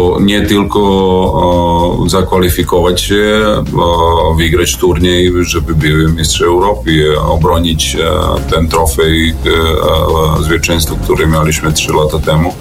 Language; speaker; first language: Polish; non-native, learner; Serbian